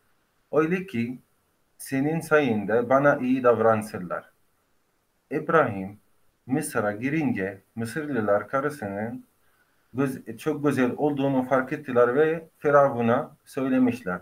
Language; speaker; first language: Turkish; non-native, fluent; Arabic